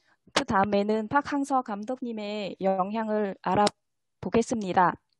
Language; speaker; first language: Korean; non-native, fluent; Vietnamese